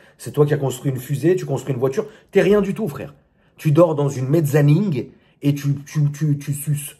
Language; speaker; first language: French; native; French